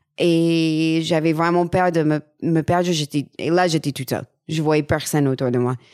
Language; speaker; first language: French; non-native, fluent; English